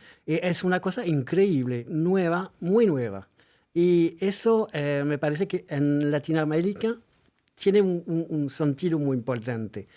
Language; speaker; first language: Spanish; non-native, fluent; French